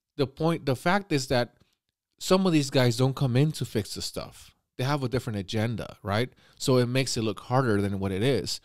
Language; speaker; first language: English; native; English